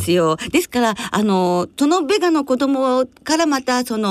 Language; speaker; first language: Japanese; native; Japanese